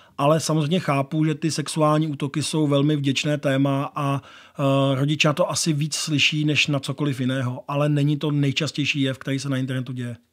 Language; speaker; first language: Czech; native; Czech